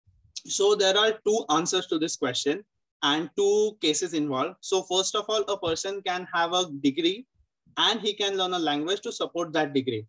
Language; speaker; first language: English; non-native, local second language; Marathi